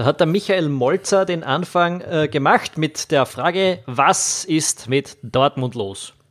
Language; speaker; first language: German; native; German